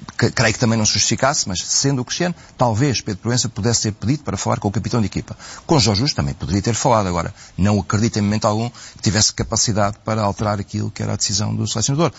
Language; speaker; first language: Portuguese; native; Portuguese